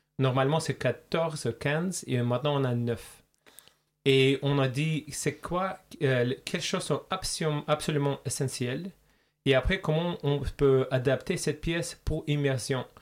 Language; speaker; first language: French; non-native, fluent; Russian